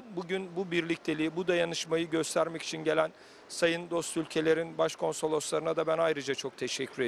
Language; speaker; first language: Turkish; native; Turkish